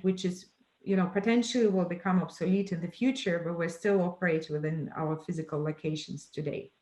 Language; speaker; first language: English; non-native, fluent; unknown